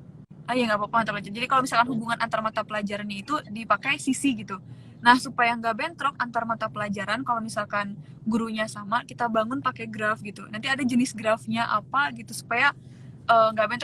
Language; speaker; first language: Indonesian; native; Indonesian